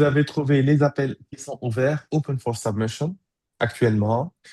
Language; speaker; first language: French; native; French